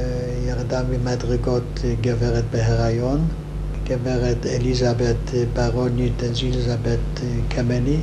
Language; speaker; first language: Hebrew; non-native, fluent; Hungarian